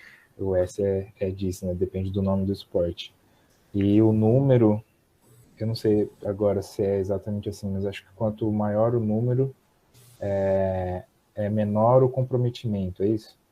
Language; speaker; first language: Portuguese; native; Portuguese